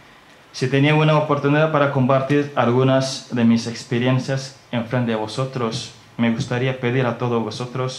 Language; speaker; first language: Spanish; non-native, learner; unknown